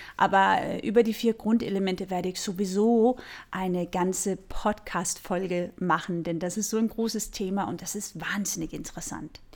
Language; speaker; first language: German; non-native, fluent; Danish